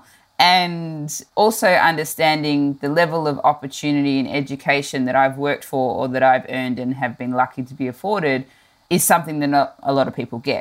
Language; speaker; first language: English; native; English